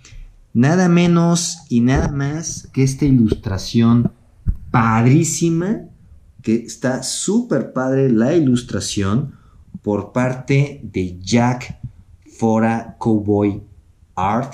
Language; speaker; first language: Spanish; native; Spanish